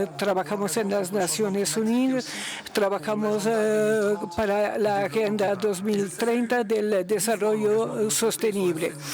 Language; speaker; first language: Spanish; non-native, fluent; Luxembourgish